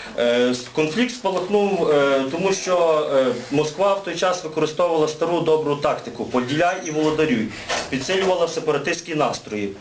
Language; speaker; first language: Ukrainian; native; Ukrainian